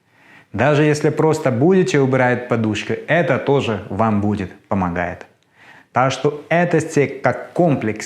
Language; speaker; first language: Russian; non-native, learner; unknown